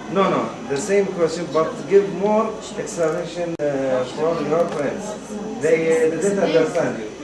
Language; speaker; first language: English; non-native, fluent; Arabic